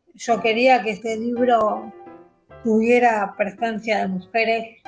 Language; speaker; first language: Spanish; native; Spanish